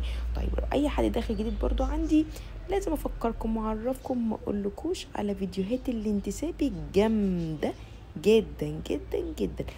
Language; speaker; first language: Arabic; native; Arabic